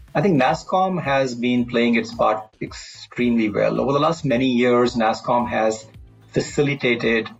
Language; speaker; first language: English; non-native, local second language; Hindi